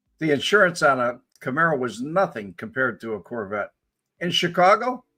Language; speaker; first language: English; native; English